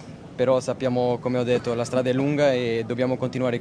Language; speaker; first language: Italian; non-native, fluent; Portuguese